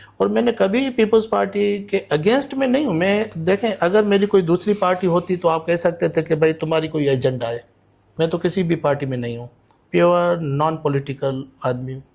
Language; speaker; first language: Urdu; non-native, local second language; Sindhi